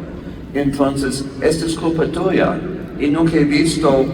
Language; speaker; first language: Spanish; non-native, learner; English